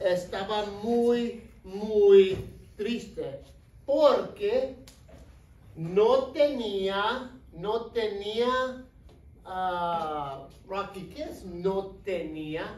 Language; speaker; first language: Spanish; non-native, fluent; English